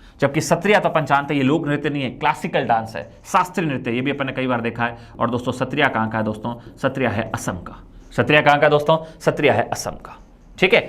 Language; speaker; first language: Hindi; native; Hindi